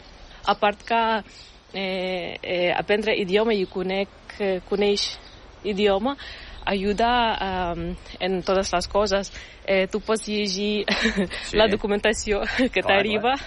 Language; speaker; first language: Catalan; non-native, fluent; Ukrainian